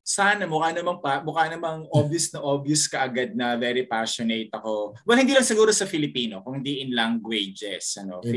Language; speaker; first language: Filipino; native; Filipino